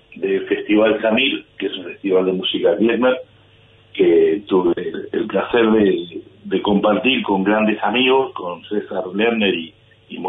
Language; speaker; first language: Spanish; native; Spanish